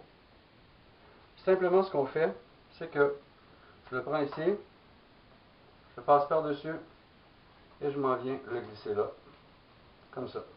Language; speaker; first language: French; native; French